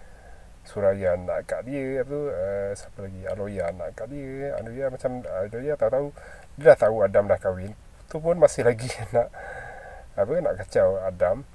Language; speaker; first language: Malay; native; Malay